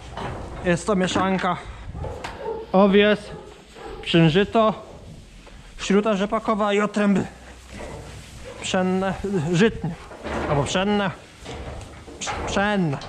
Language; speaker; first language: Polish; native; Polish